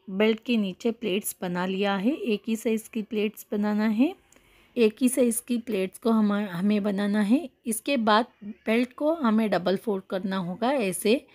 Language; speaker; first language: Hindi; non-native, local second language; Kannada